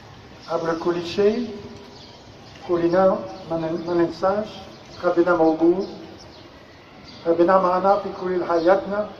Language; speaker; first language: Arabic; non-native, fluent; French